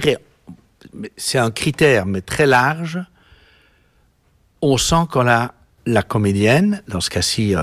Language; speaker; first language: French; native; French